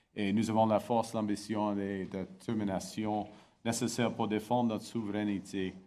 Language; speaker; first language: French; non-native, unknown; English